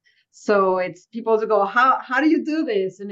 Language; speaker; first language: English; early bilingual, other home language; Spanish